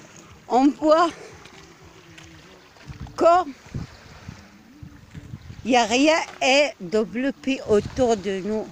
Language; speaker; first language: French; non-native, learner; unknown